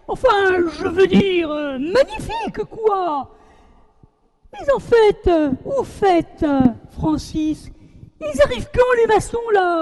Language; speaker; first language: French; native; French